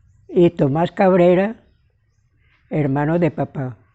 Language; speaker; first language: Spanish; native; Spanish